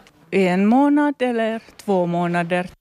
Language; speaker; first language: Swedish; non-native, learner; Finnish